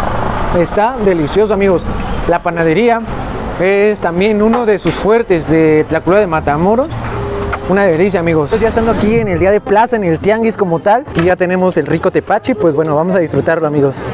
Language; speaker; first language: Spanish; native; Spanish